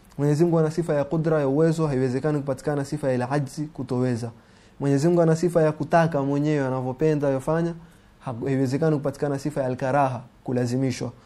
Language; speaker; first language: Swahili; native; Swahili